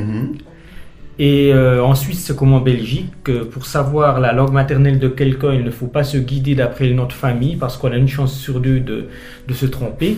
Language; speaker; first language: French; native; French